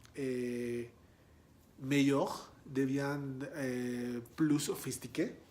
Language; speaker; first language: French; non-native, learner; Spanish